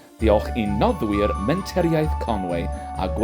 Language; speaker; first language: Welsh; non-native, learner; English